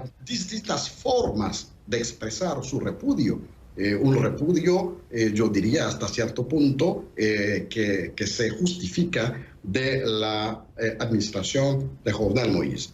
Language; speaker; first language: Spanish; non-native, fluent; Haitian Creole